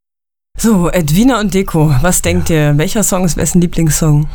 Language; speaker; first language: German; native; German